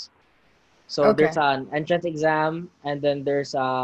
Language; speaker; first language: English; non-native, local second language; Cebuano